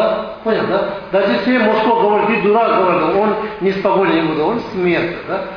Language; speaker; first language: Russian; non-native, learner; Tibetan